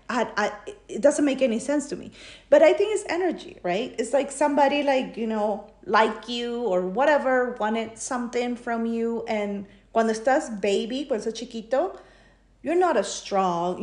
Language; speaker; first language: English; non-native, fluent; Spanish